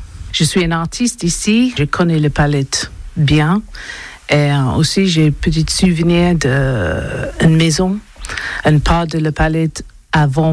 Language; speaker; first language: French; non-native, learner; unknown